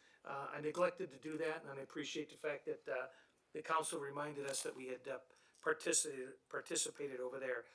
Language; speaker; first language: English; native; English